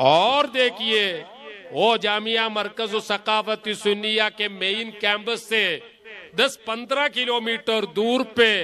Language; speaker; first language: Hindi; non-native, local second language; Malayalam